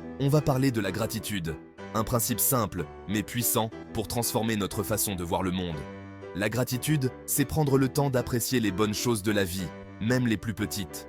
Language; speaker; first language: French; native; French